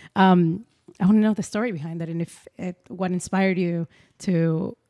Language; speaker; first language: English; non-native, fluent; Spanish